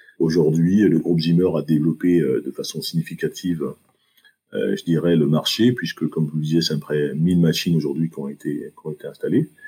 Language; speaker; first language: French; early bilingual, other home language; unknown